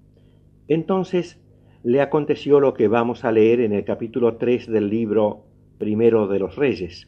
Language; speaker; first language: Spanish; native; Spanish